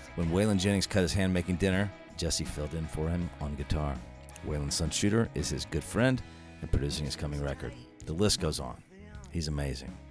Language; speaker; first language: English; native; English